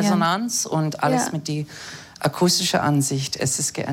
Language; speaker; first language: German; non-native, fluent; English